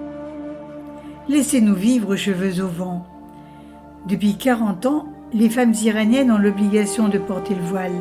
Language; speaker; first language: French; native; French